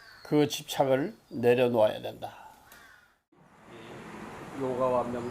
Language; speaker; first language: Korean; native; Korean